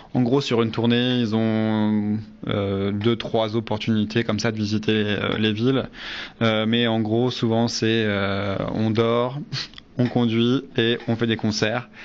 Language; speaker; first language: French; native; French